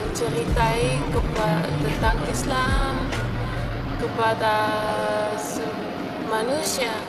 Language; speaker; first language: Indonesian; non-native, fluent; Dutch